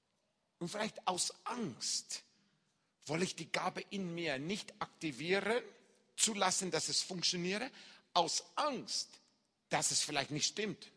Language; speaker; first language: German; non-native, fluent; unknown